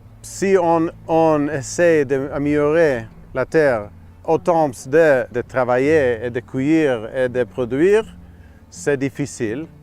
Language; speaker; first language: French; non-native, fluent; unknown